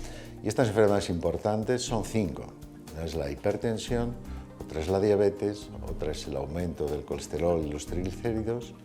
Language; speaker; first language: Spanish; native; Spanish